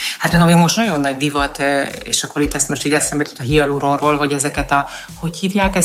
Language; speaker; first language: Hungarian; native; Hungarian